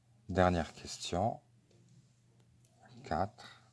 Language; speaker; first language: French; native; French